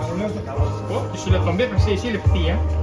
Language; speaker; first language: Dutch; non-native, learner; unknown